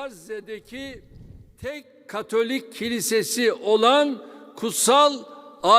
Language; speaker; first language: Turkish; native; Turkish